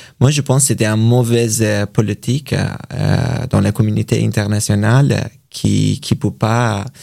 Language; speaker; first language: French; non-native, learner; Persian